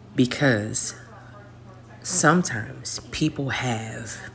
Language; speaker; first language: English; native; English